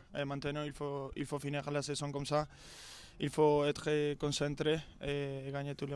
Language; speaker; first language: French; non-native, learner; Spanish